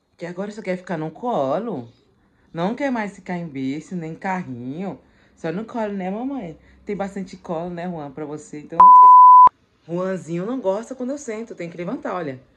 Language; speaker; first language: Portuguese; native; Portuguese